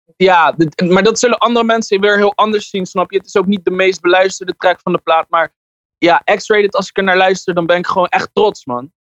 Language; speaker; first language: Dutch; native; Dutch